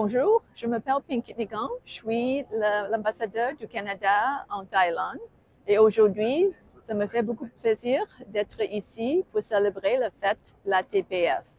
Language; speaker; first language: French; non-native, fluent; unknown